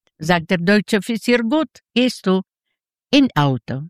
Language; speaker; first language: German; non-native, learner; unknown